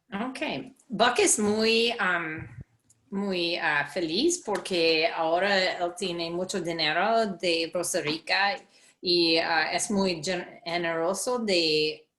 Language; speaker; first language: Spanish; non-native, learner; English